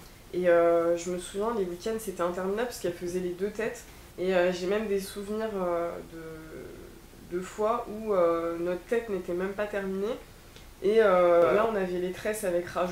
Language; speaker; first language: French; native; French